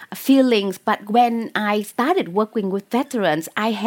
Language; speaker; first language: English; non-native, fluent; Vietnamese